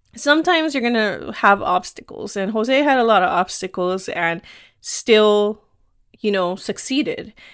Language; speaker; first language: English; early bilingual, other home language; Spanish